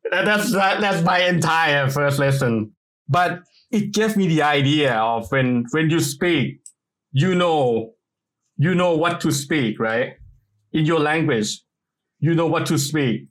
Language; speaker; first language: English; non-native, fluent; Thai